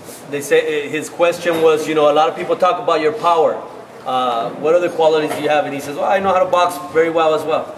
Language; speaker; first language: English; early bilingual, other home language; Spanish